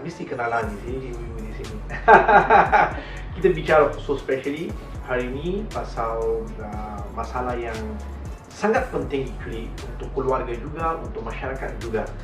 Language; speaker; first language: Indonesian; non-native, learner; Malay